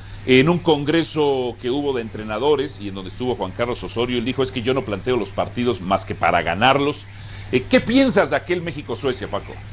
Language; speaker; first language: Spanish; native; Spanish